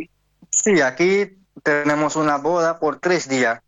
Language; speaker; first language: Spanish; non-native, learner; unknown